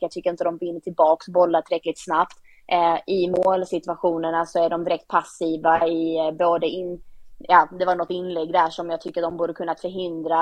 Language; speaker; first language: Swedish; native; Swedish